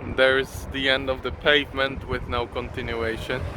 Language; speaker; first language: English; non-native, fluent; Polish